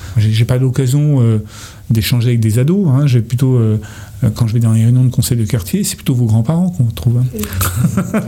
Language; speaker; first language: French; native; French